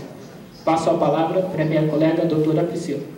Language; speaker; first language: Portuguese; native; Portuguese